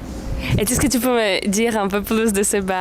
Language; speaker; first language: French; non-native, fluent; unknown